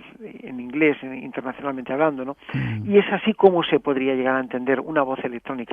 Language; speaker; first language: Spanish; native; Spanish